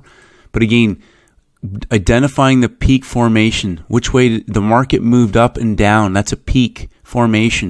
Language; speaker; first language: English; native; English